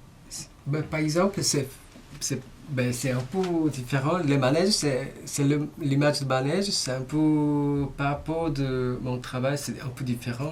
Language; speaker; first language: French; non-native, learner; Korean